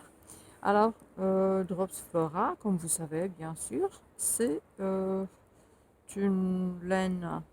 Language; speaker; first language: French; non-native, fluent; Finnish